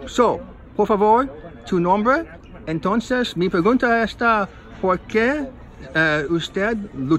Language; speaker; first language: Spanish; non-native, learner; English